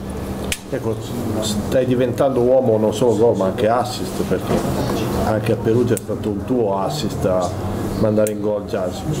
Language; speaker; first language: Italian; native; Italian